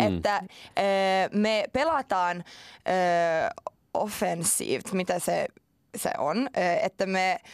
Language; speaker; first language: Finnish; non-native, local second language; Swedish